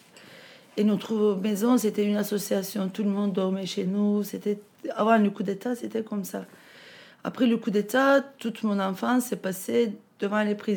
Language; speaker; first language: French; non-native, fluent; Turkish